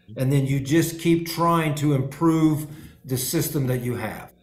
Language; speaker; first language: English; native; English